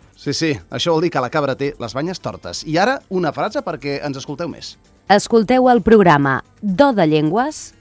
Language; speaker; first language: Catalan; native; Catalan